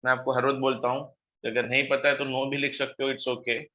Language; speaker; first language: Hindi; non-native, local second language; Gujarati